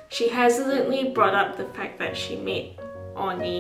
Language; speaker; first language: English; non-native, local second language; Min Nan Chinese